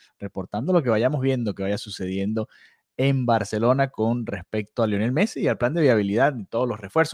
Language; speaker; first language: Spanish; native; Spanish